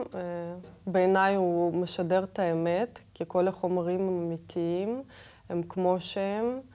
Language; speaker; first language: Hebrew; non-native, fluent; Russian